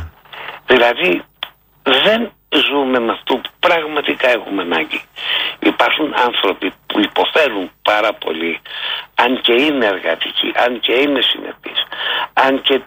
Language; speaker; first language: Greek; native; Greek